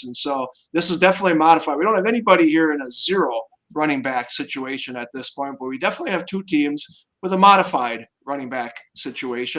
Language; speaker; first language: English; native; English